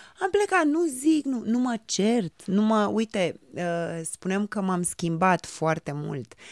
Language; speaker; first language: Romanian; native; Romanian